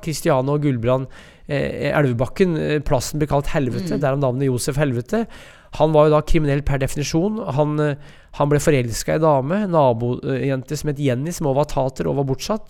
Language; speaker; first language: Norwegian; native; Norwegian